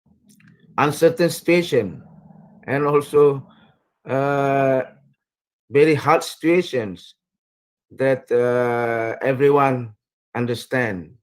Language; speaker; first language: English; non-native, fluent; Indonesian